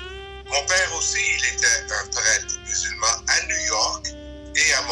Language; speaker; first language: French; early bilingual, other home language; English